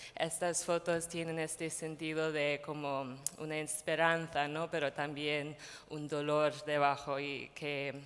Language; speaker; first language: Spanish; non-native, fluent; English